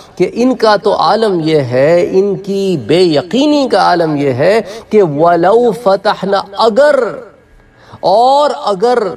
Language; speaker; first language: Urdu; non-native, local second language; Punjabi